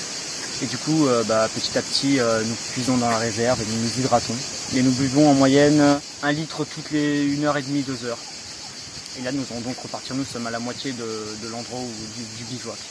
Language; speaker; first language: French; native; French